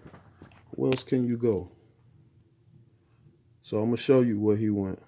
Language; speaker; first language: English; native; English